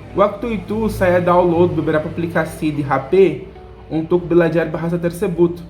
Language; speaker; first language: Indonesian; non-native, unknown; Portuguese